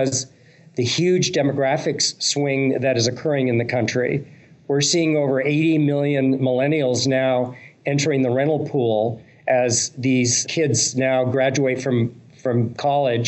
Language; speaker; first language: English; native; English